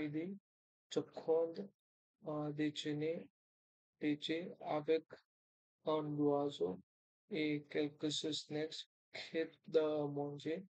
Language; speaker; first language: French; non-native, learner; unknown